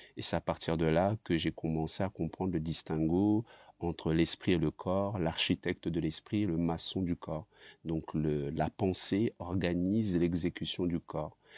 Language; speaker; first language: French; early bilingual, other home language; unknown